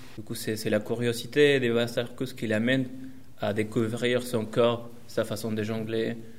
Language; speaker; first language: French; non-native, learner; Spanish